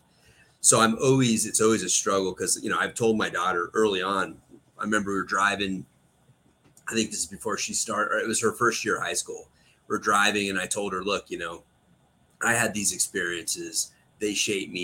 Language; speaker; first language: English; native; English